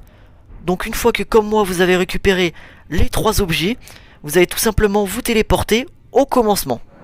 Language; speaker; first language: French; native; French